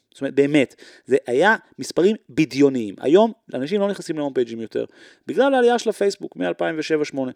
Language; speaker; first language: Hebrew; native; Hebrew